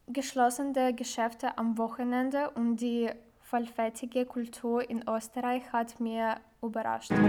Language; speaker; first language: German; non-native, learner; Ukrainian